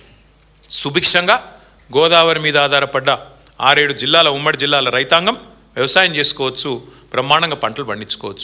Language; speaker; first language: Telugu; native; Telugu